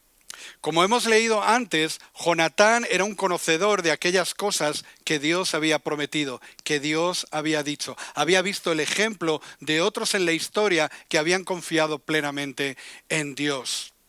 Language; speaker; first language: Spanish; native; Spanish